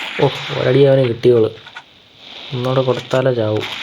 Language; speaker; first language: Malayalam; native; Malayalam